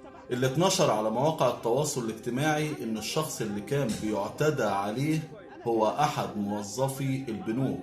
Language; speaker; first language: Arabic; native; Arabic